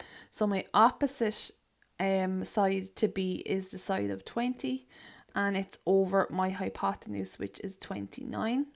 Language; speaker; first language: English; native; English